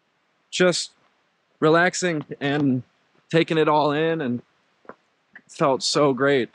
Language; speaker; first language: English; native; English